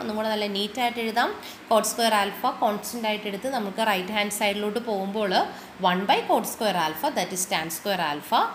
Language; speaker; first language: English; non-native, local second language; Malayalam